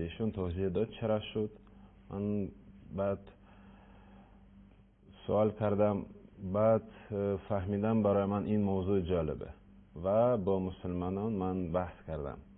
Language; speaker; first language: Persian; non-native, learner; Russian